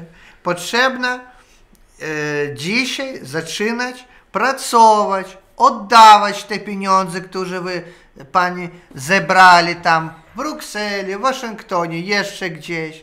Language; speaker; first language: Polish; non-native, learner; Russian